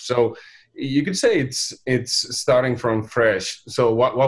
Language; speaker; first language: English; non-native, fluent; Finnish